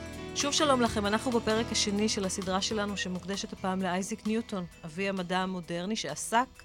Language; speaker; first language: Hebrew; native; Hebrew